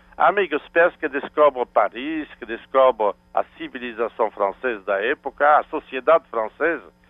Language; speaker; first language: Portuguese; non-native, fluent; French